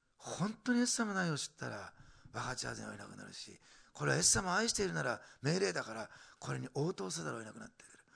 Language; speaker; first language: Japanese; native; Japanese